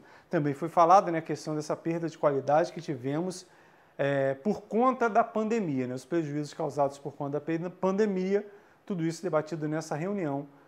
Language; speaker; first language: Portuguese; native; Portuguese